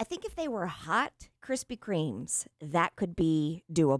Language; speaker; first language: English; native; English